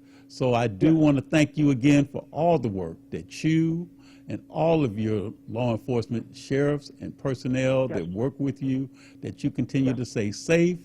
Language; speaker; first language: English; native; English